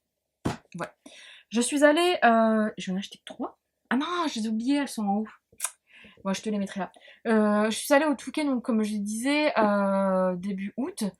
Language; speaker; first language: French; native; French